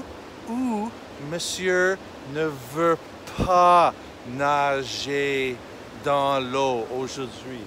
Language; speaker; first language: French; non-native, fluent; English